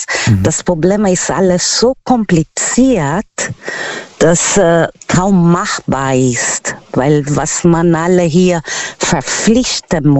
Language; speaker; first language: German; non-native, learner; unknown